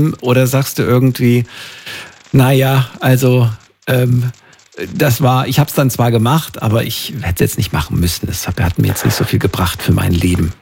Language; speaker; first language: German; native; German